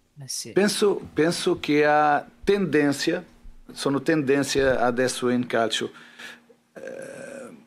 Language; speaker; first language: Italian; non-native, learner; Portuguese